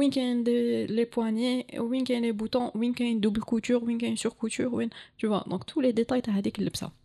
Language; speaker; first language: French; non-native, local second language; Arabic